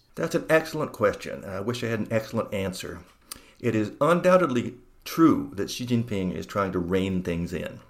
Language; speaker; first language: English; native; English